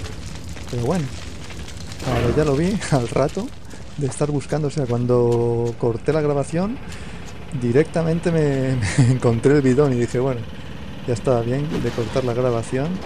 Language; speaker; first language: Spanish; native; Spanish